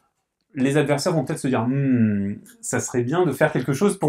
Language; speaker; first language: French; native; French